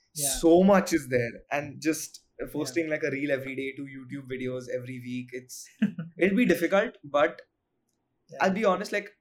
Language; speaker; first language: English; non-native, local second language; Hindi